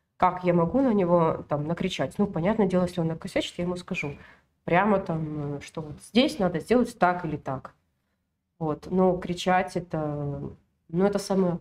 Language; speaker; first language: Russian; native; Russian